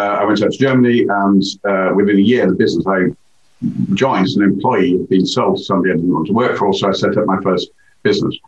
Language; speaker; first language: English; native; English